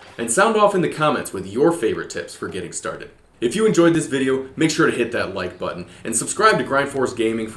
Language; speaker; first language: English; native; English